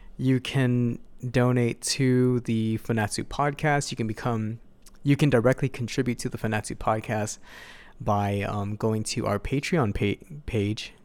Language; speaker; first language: English; native; English